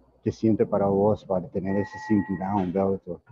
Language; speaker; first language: Spanish; non-native, learner; English